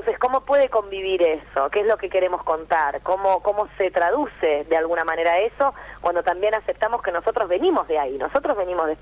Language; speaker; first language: Spanish; native; Spanish